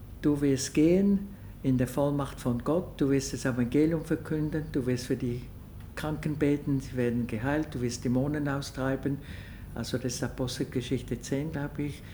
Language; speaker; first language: German; non-native, local second language; French